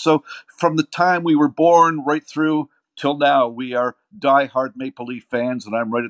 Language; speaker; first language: English; native; English